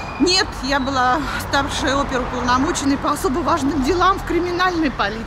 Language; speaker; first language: Russian; native; Russian